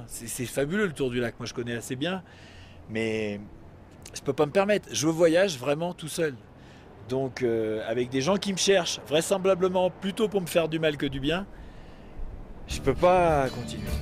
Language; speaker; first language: French; native; French